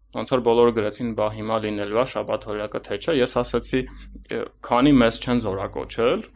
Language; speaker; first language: Armenian; native; Armenian